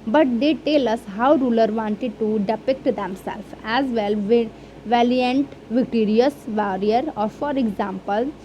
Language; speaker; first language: English; non-native, local second language; Hindi